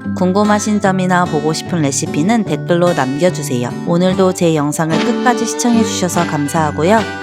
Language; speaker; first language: Korean; native; Korean